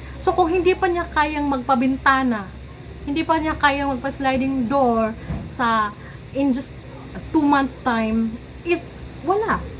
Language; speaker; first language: Filipino; non-native, local second language; Cebuano